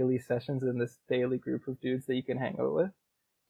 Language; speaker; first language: English; native; English